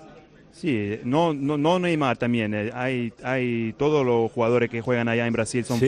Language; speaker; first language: Spanish; early bilingual, heritage; Spanish